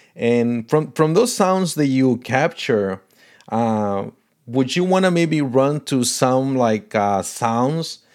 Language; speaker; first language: English; non-native, fluent; Portuguese